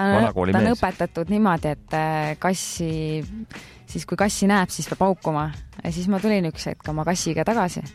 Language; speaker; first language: Estonian; native; Estonian